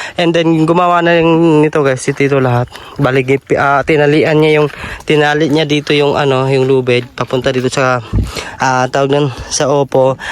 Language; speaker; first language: Filipino; non-native, local second language; Cebuano